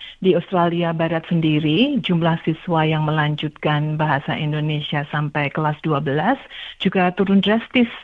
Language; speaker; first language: Indonesian; native; Indonesian